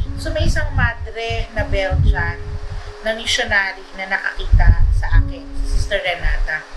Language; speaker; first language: Filipino; non-native, local second language; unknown